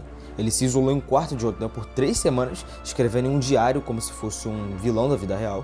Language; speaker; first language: Portuguese; native; Portuguese